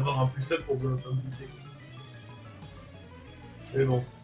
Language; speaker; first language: French; native; French